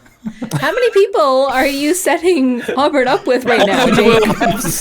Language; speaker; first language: English; native; English